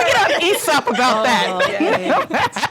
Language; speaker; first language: English; native; English